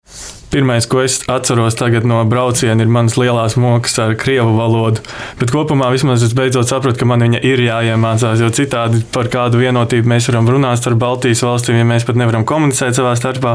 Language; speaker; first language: Latvian; native; Latvian